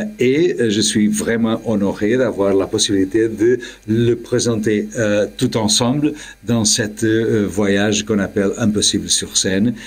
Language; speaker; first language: French; non-native, learner; Portuguese